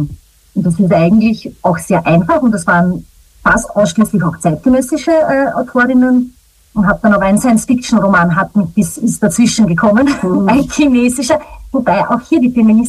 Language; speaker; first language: German; native; German